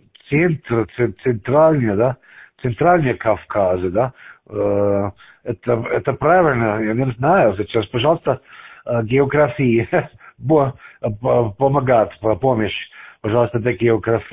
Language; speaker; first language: Russian; non-native, learner; German